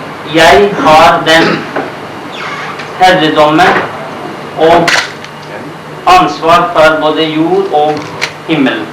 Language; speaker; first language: Norwegian; non-native, fluent; Urdu